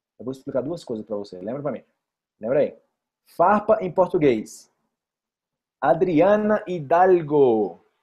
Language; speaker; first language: Portuguese; native; Portuguese